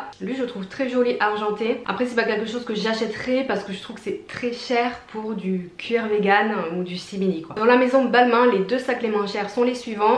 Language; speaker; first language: French; native; French